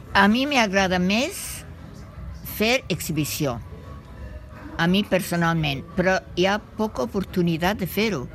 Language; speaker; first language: Catalan; non-native, fluent; English